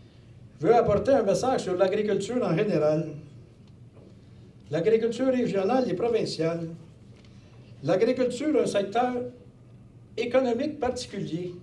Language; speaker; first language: French; native; French